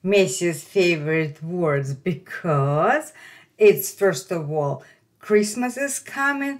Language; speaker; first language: English; non-native, fluent; Russian